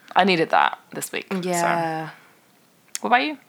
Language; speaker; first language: English; early bilingual, other home language; Persian